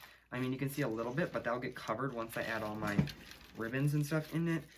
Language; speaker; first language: English; native; English